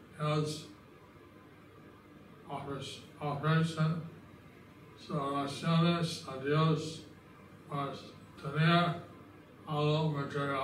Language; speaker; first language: Spanish; non-native, learner; English